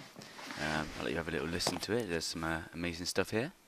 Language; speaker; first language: English; native; English